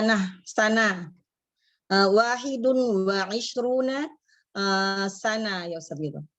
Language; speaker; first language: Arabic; non-native, learner; Indonesian